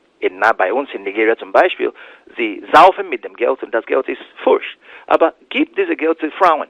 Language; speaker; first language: German; non-native, fluent; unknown